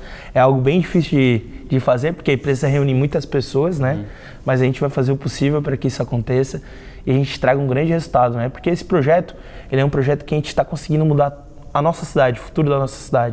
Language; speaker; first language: Portuguese; native; Portuguese